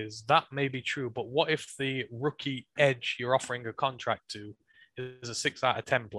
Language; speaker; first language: English; native; English